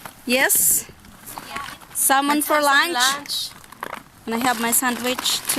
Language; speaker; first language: English; non-native, local second language; Filipino